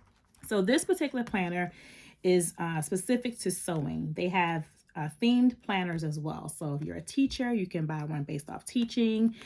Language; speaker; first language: English; native; English